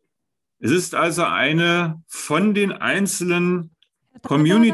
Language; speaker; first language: German; native; German